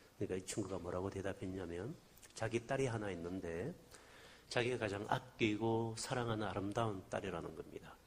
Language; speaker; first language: Korean; native; Korean